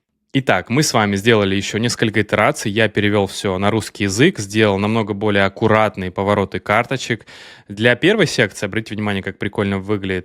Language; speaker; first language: Russian; native; Russian